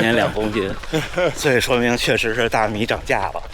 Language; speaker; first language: Chinese; native; Chinese